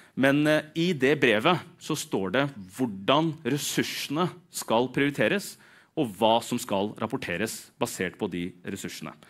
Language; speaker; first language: Norwegian; early bilingual, other home language; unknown